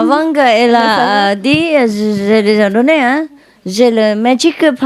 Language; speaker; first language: French; non-native, learner; Vietnamese